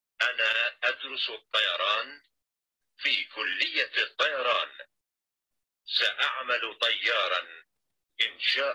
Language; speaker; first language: Arabic; non-native, learner; Indonesian